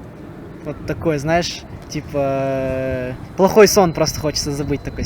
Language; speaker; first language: Russian; native; Russian